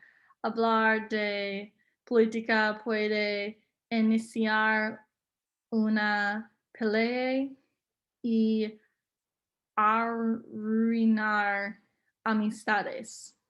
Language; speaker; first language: Spanish; non-native, learner; English